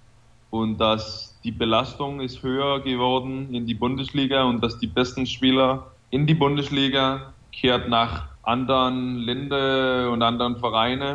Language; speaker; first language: German; non-native, fluent; Danish